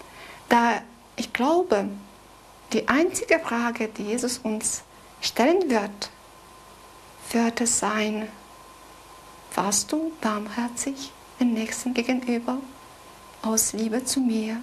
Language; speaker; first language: German; non-native, fluent; Polish